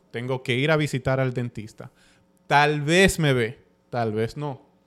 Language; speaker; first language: Spanish; early bilingual, heritage; Spanish